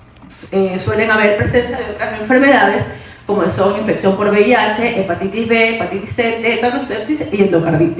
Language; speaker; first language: Spanish; native; Spanish